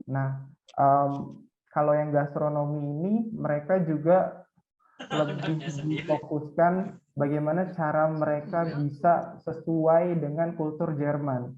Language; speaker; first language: Indonesian; native; Indonesian